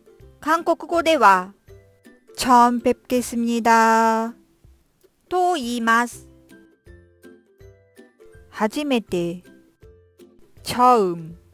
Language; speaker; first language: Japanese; non-native, fluent; Korean